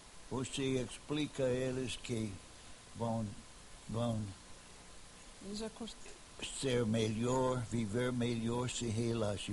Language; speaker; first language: Portuguese; non-native, fluent; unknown